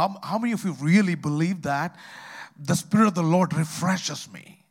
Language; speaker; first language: English; non-native, local second language; Malayalam